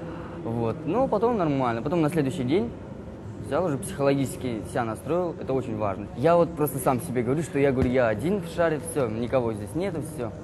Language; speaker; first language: Russian; native; Russian